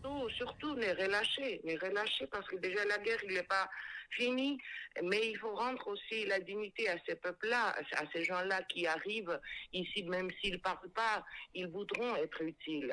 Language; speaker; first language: French; non-native, fluent; Georgian